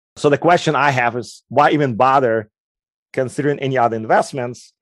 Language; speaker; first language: English; non-native, fluent; Ukrainian